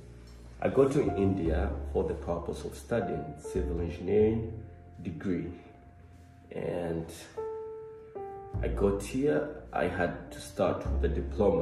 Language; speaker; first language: English; non-native, local second language; Swahili